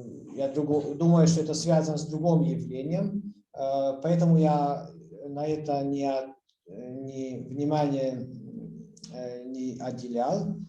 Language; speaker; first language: Russian; non-native, fluent; Hungarian